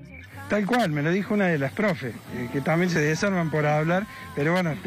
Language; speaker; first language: Spanish; native; Spanish